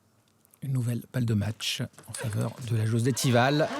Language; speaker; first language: French; native; French